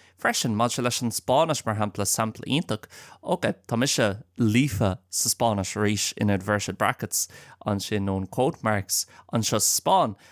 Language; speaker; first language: Irish; non-native, local second language; English